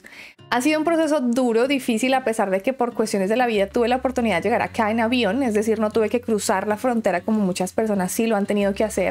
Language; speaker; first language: Spanish; native; Spanish